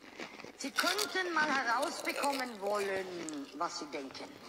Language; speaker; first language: German; native; German